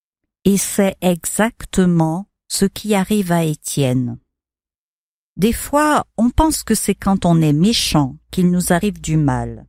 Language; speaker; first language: French; native; French